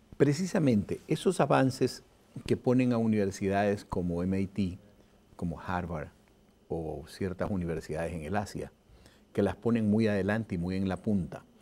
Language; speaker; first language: Spanish; native; Spanish